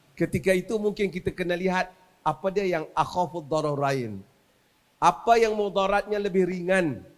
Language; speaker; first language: Malay; native; Malay